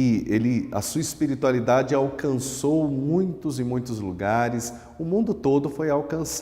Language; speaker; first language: Portuguese; native; Portuguese